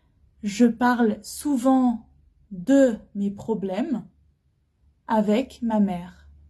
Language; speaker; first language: French; non-native, fluent; Arabic